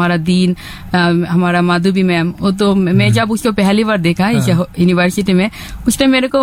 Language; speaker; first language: Hindi; non-native, learner; Bangla